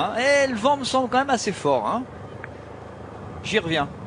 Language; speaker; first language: French; native; French